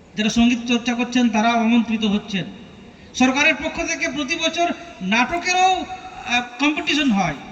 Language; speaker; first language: Bangla; non-native, local second language; Santali